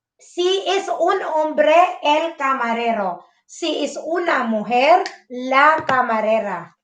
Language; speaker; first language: Spanish; non-native, fluent; Filipino